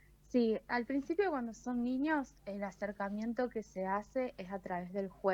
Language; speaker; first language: Spanish; native; Spanish